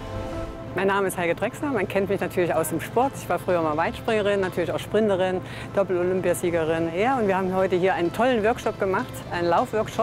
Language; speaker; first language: German; native; German